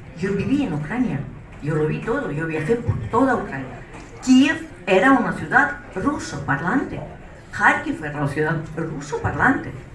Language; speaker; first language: Spanish; non-native, fluent; Russian